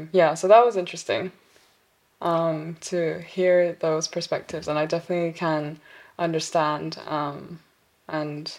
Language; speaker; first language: English; non-native, local second language; Korean